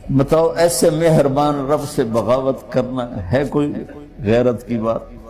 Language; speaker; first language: Urdu; non-native, local second language; Punjabi